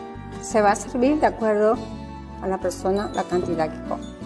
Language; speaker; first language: Portuguese; non-native, learner; Spanish